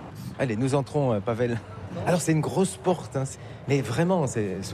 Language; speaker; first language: French; native; French